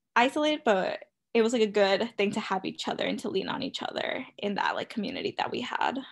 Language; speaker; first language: English; early bilingual, other home language; Spanish